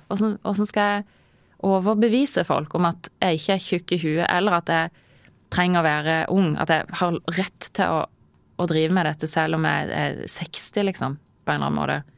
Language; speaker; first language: Norwegian; native; Norwegian